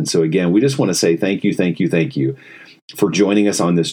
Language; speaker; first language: English; native; English